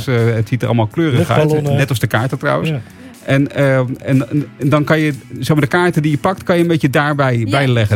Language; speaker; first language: Dutch; native; Dutch